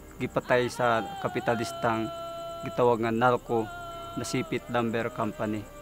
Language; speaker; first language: Cebuano; non-native, local second language; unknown